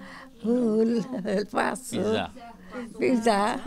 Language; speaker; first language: French; non-native, learner; Morisyen